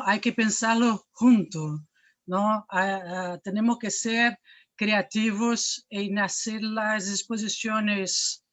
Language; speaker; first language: Spanish; non-native, fluent; Portuguese